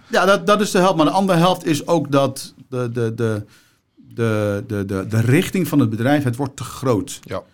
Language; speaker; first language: Dutch; early bilingual, other home language; Turkish